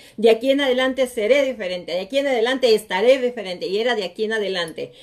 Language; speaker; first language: Spanish; native; Spanish